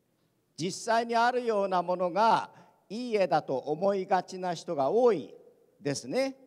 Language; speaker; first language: Japanese; native; Japanese